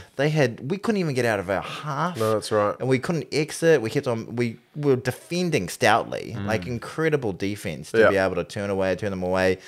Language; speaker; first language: English; native; English